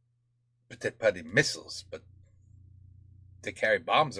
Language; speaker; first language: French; non-native, learner; English